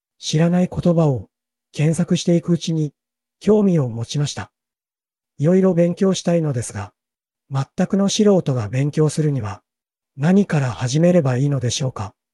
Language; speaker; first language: Japanese; native; Japanese